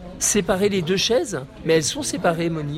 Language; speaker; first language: French; native; French